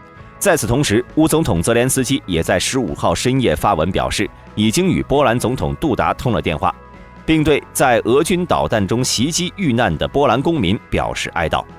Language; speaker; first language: Chinese; native; Chinese